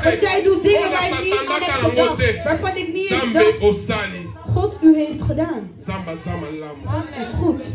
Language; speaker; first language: Dutch; non-native, learner; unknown